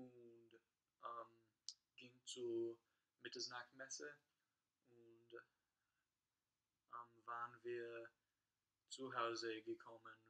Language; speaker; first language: German; non-native, learner; English